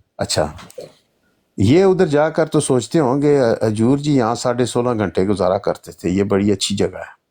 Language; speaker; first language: Urdu; non-native, local second language; Punjabi